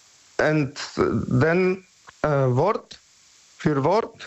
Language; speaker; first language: German; non-native, learner; Polish